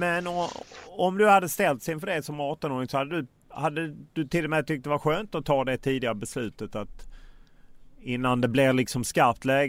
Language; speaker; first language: Swedish; native; Swedish